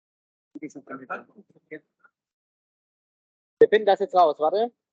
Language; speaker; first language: German; native; German